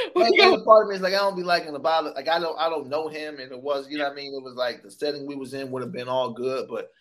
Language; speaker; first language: English; native; English